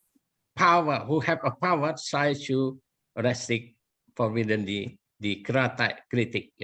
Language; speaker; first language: English; non-native, learner; Indonesian